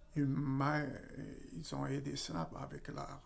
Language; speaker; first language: French; non-native, local second language; Arabic